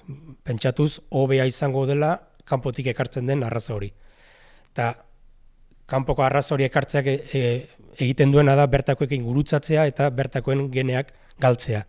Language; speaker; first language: Basque; native; Basque